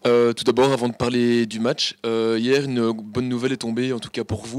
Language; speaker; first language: French; native; French